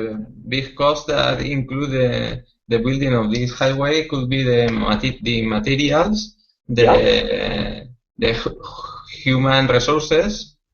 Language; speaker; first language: English; non-native, learner; Spanish